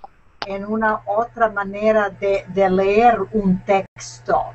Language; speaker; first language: Spanish; non-native, learner; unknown